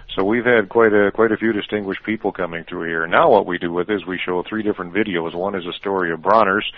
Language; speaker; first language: English; early bilingual, other home language; German